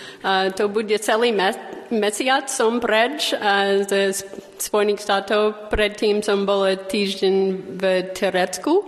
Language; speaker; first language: Slovak; non-native, learner; English